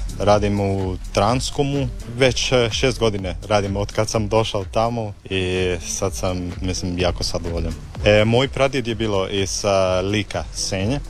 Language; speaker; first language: Croatian; non-native, learner; Spanish